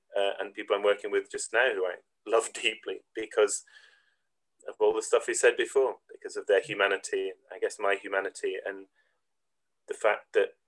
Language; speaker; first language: English; native; English